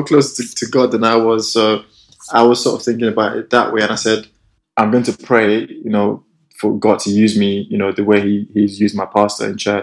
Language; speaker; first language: English; non-native, local second language; Yoruba